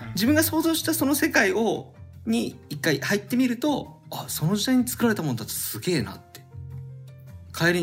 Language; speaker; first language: Japanese; native; Japanese